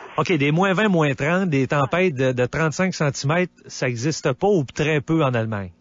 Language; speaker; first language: French; native; French